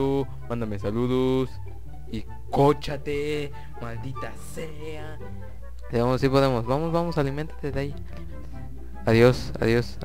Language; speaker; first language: Spanish; native; Spanish